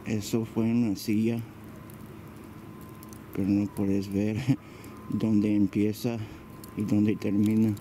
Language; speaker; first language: Spanish; early bilingual, heritage; Spanish